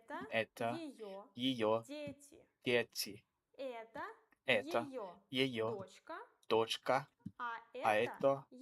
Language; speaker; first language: Russian; non-native, learner; English